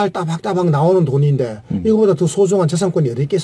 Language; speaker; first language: Korean; native; Korean